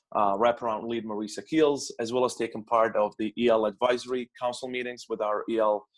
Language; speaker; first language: English; non-native, fluent; Arabic